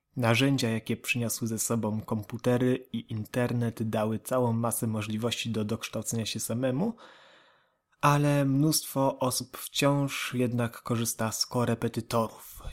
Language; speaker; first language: Polish; native; Polish